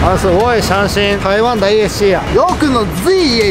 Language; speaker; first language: Chinese; non-native, fluent; Japanese